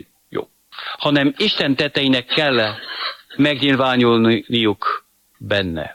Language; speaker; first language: Hungarian; non-native, fluent; French